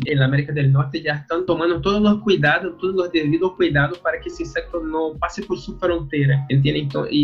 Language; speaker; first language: Spanish; non-native, learner; Portuguese